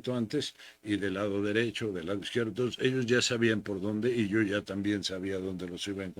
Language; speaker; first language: Spanish; native; Spanish